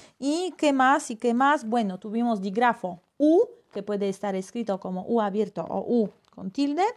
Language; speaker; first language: Spanish; non-native, fluent; Polish